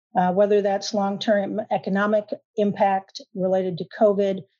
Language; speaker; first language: English; native; English